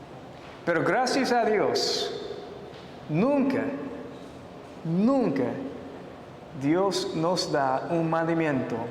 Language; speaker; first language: Spanish; non-native, fluent; English